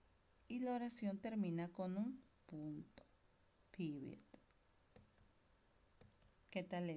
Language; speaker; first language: Spanish; native; Spanish